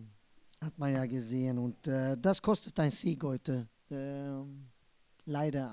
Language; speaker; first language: German; non-native, fluent; Swedish